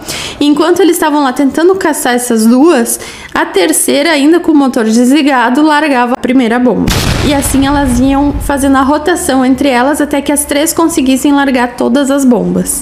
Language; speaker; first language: Portuguese; native; Portuguese